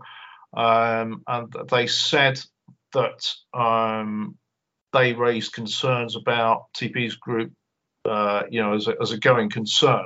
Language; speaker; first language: English; native; English